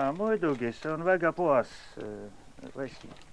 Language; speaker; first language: Estonian; non-native, learner; Ukrainian